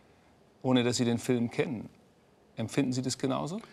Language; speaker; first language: German; native; German